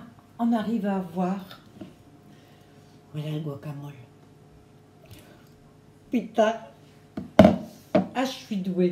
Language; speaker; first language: French; native; French